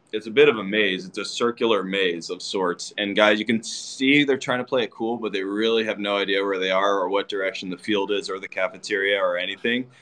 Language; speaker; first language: English; native; English